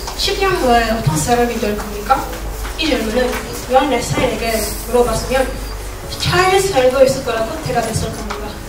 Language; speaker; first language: Korean; non-native, learner; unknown